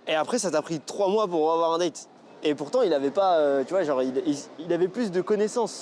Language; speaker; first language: French; native; French